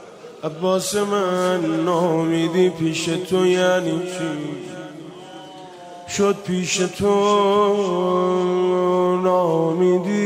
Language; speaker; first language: Persian; native; Persian